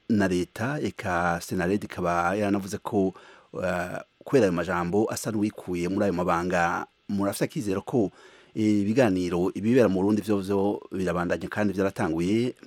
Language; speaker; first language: Rundi; native; Rundi